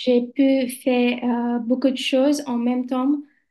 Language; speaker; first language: French; non-native, learner; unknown